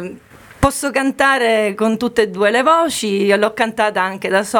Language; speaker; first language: Italian; native; Italian